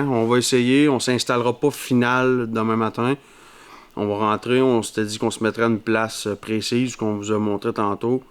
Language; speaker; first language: French; native; French